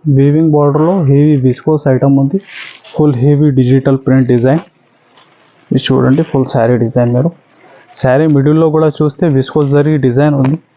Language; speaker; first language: Telugu; non-native, local second language; Urdu